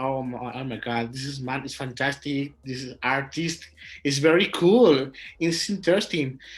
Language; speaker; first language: English; non-native, learner; Spanish